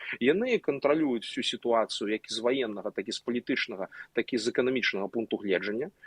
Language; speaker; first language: Belarusian; non-native, local second language; Russian